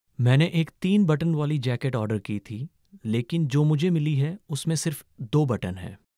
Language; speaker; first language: Hindi; native; Hindi